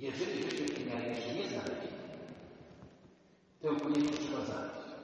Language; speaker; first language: Polish; native; Polish